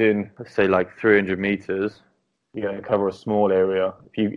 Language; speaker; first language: English; native; English